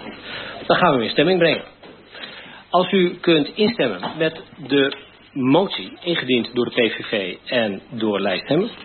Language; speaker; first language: Dutch; native; Dutch